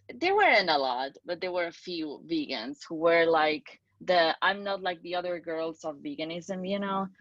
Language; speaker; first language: English; non-native, fluent; Spanish